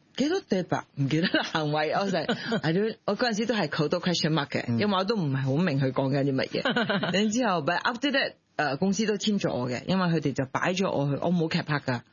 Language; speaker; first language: Cantonese; non-native, fluent; Chinese